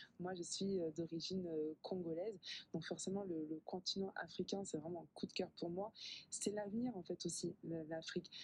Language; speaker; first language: French; native; French